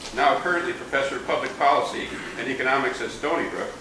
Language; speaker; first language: English; native; English